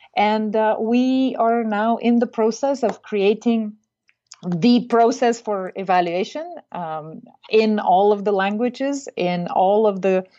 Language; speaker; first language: English; non-native, fluent; Bulgarian